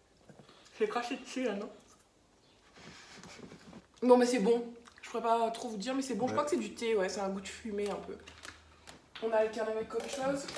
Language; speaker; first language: French; native; French